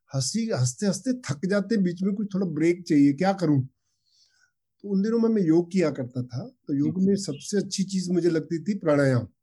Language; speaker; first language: Hindi; non-native, local second language; Punjabi